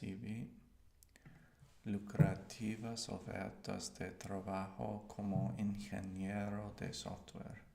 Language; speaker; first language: Spanish; non-native, learner; English